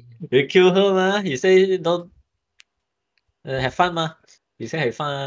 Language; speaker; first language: English; non-native, local second language; Chinese